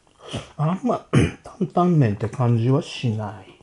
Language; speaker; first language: Japanese; native; Japanese